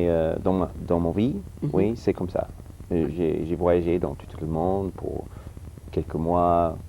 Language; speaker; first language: French; early bilingual, heritage; English